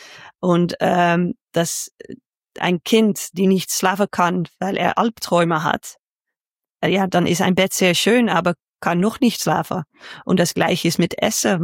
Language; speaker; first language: German; non-native, learner; Dutch